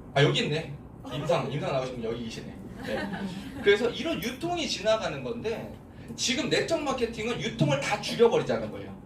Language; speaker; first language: Korean; native; Korean